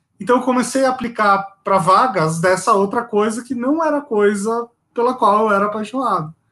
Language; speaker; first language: Portuguese; native; Portuguese